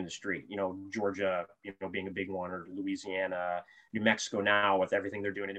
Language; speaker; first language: English; native; English